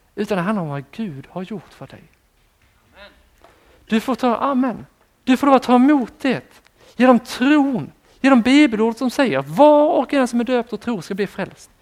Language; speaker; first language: Swedish; native; Swedish